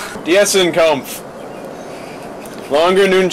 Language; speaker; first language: German; non-native, learner; English